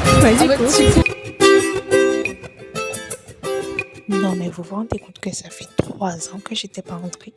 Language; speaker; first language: French; native; French